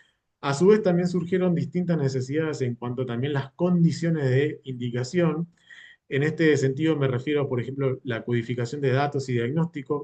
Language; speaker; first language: Spanish; native; Spanish